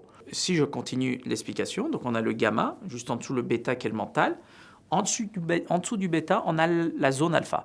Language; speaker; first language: French; native; French